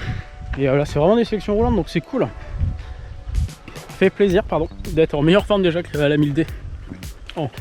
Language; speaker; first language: French; native; French